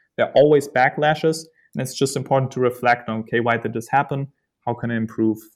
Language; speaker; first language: English; non-native, fluent; German